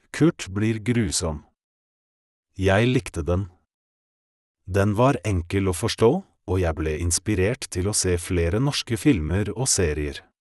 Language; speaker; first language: Norwegian; non-native, learner; Polish